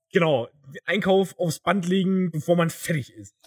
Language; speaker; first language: German; native; German